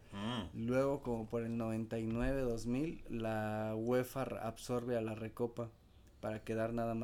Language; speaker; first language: Spanish; native; Spanish